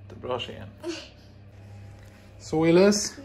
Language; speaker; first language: Swedish; native; Swedish